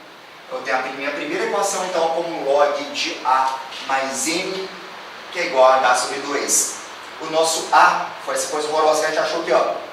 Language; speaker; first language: Portuguese; native; Portuguese